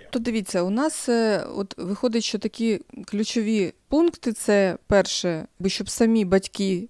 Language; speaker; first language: Ukrainian; native; Ukrainian